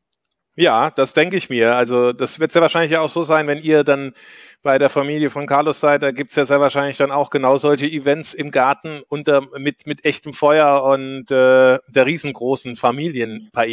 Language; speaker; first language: German; native; German